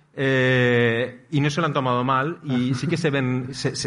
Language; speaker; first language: Spanish; native; Spanish